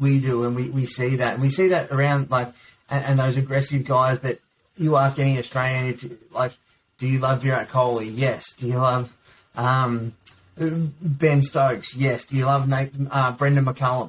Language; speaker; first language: English; native; English